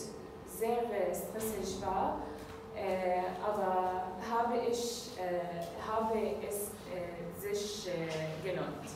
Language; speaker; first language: German; non-native, learner; Arabic